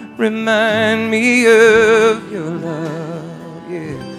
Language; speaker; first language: English; native; English